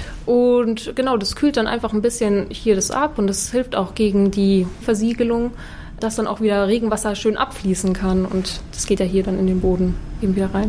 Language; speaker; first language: German; native; German